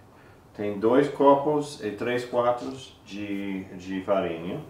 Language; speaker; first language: Portuguese; non-native, learner; English